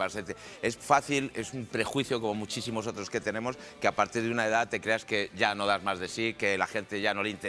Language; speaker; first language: Spanish; native; Spanish